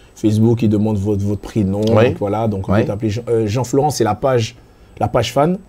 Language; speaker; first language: French; native; French